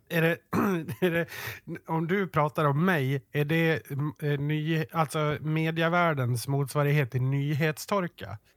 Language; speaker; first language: Swedish; native; Swedish